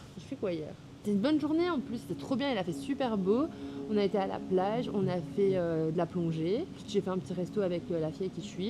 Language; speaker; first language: French; native; French